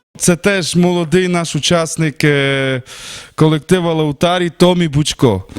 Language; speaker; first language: Ukrainian; non-native, local second language; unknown